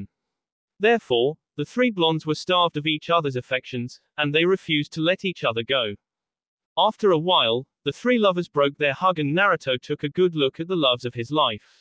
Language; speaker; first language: English; native; English